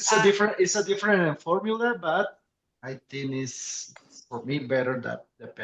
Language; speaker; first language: English; non-native, learner; Spanish